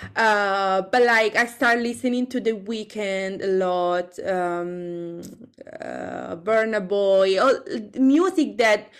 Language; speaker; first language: English; non-native, fluent; Italian